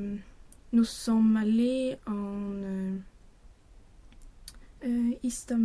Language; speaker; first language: French; non-native, learner; Swedish